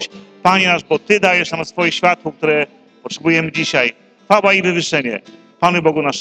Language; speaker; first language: Polish; native; Polish